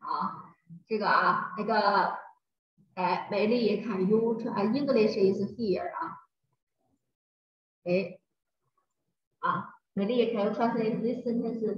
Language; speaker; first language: Chinese; non-native, learner; Thai